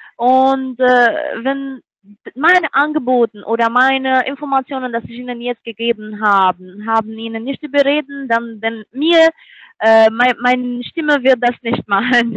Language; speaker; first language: German; non-native, fluent; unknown